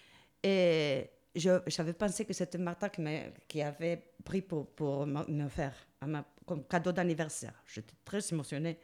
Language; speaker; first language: French; non-native, learner; Spanish